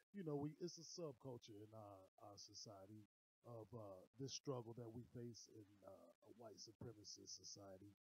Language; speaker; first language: English; native; English